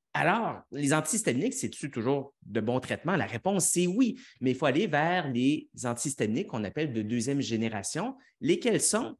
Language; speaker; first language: French; native; French